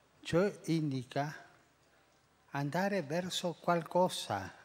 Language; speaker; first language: Italian; non-native, fluent; Spanish